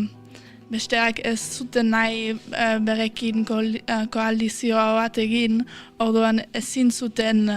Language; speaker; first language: Basque; non-native, fluent; German